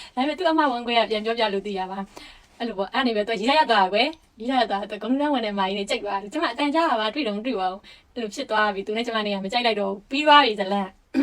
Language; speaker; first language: Burmese; native; Burmese